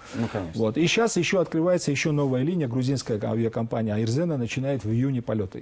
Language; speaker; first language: Russian; non-native, local second language; Georgian